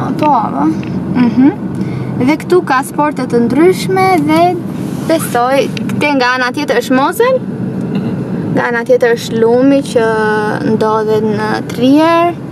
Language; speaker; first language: Albanian; early bilingual, heritage; Albanian